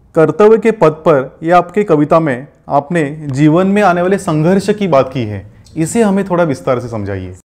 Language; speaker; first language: Hindi; non-native, local second language; Marathi